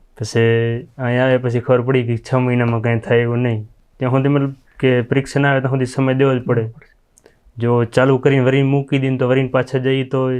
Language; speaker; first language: Gujarati; non-native, local second language; Kachhi